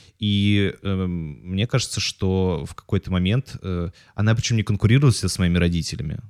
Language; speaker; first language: Russian; native; Russian